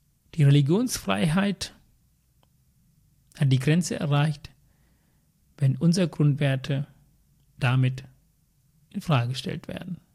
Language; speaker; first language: German; early bilingual, other home language; Tamil